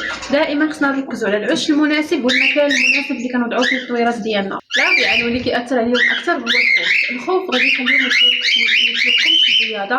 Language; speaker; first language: Arabic; native; Arabic